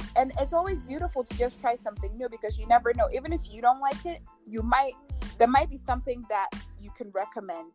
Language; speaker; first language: English; non-native, local second language; Akan